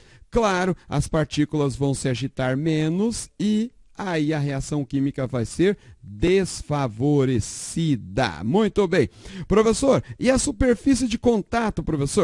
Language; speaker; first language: Portuguese; native; Portuguese